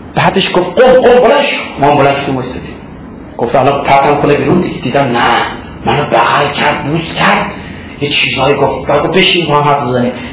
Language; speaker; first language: Persian; non-native, local second language; Azerbaijani